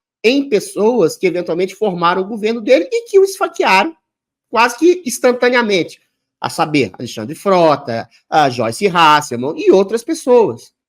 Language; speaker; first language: Portuguese; native; Portuguese